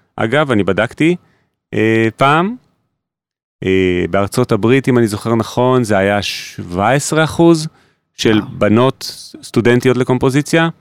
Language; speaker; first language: Hebrew; native; Hebrew